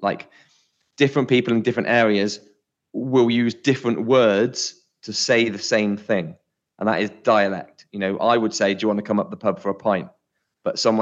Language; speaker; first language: English; native; English